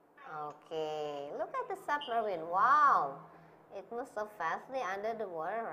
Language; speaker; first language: English; non-native, learner; Indonesian